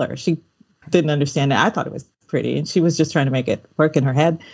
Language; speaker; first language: English; early bilingual, other home language; Spanish